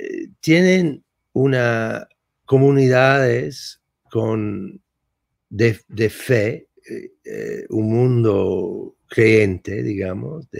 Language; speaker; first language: Spanish; non-native, fluent; English